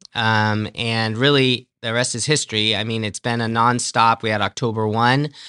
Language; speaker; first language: English; native; English